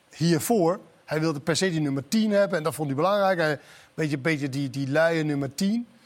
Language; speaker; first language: Dutch; non-native, fluent; Danish